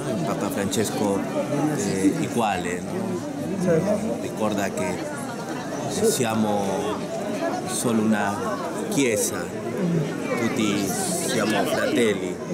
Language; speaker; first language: Italian; non-native, fluent; Spanish